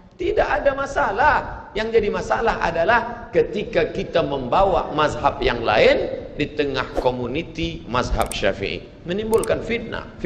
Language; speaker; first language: Malay; native; Malay